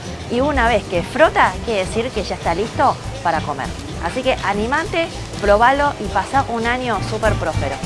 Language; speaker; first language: Spanish; early bilingual, other home language; Chinese